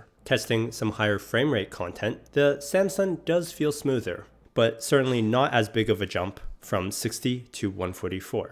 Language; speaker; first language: English; native; English